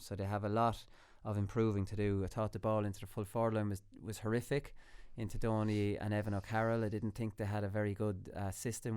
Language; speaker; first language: English; native; English